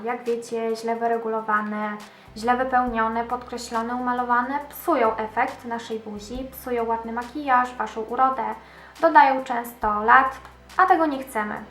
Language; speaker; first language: Polish; native; Polish